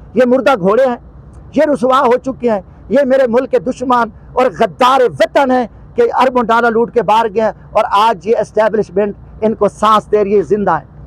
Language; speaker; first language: Urdu; non-native, local second language; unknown